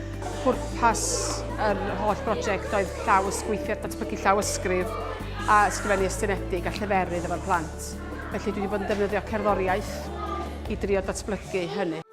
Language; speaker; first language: Welsh; native; Welsh